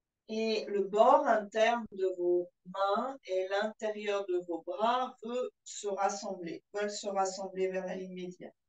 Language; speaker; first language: French; native; French